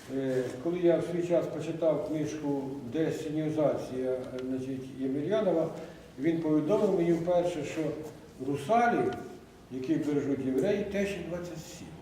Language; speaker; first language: Ukrainian; native; Ukrainian